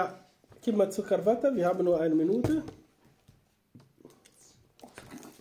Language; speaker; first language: German; non-native, learner; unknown